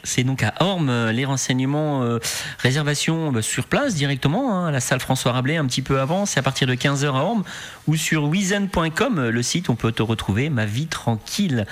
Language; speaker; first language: French; native; French